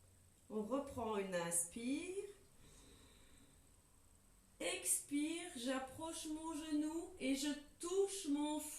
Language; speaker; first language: French; native; French